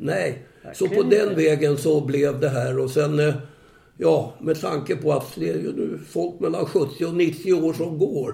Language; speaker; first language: Swedish; native; Swedish